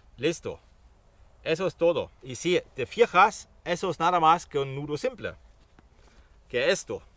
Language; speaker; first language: Spanish; non-native, fluent; German